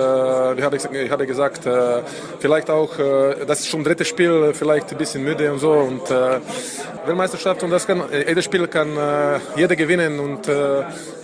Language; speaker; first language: German; non-native, fluent; Slovenian